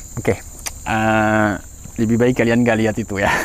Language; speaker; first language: Indonesian; non-native, fluent; French